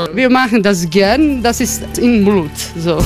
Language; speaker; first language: German; non-native, learner; Croatian